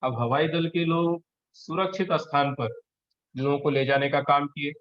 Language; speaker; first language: Hindi; non-native, local second language; Marathi